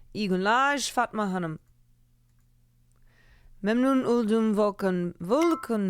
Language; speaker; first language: Turkish; non-native, learner; English